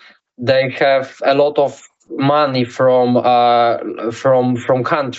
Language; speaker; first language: English; non-native, learner; Polish